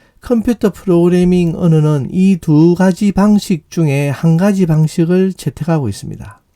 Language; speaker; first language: Korean; native; Korean